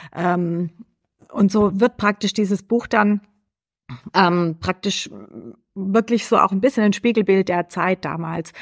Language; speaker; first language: German; native; German